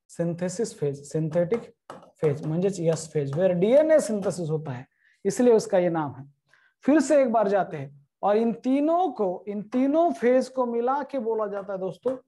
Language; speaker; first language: Hindi; non-native, local second language; Marathi